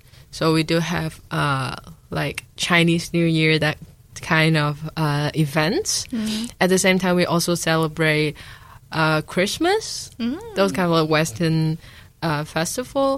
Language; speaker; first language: English; non-native, local second language; Cantonese